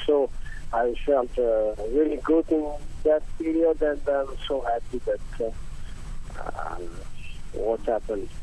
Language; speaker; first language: English; non-native, learner; Italian